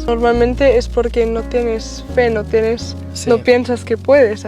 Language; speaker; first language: Spanish; non-native, fluent; German